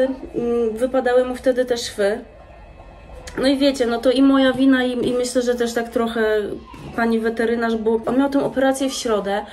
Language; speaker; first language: Polish; native; Polish